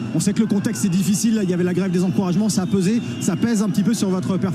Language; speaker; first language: French; native; French